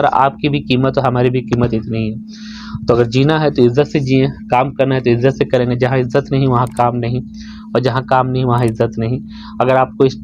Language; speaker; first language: Hindi; native; Hindi